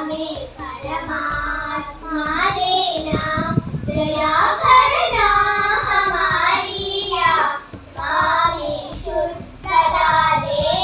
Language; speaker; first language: Hindi; non-native, learner; Malayalam